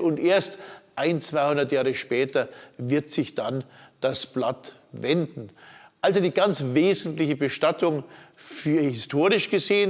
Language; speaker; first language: German; native; German